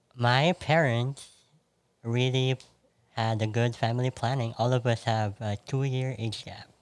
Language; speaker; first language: English; non-native, local second language; Filipino